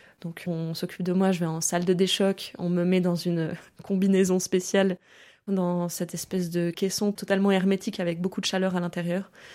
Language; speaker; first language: French; early bilingual, other home language; German